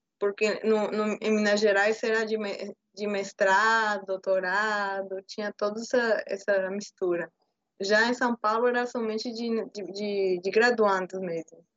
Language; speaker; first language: Portuguese; non-native, fluent; Spanish